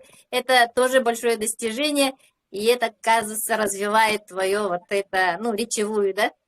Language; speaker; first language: Russian; native; Russian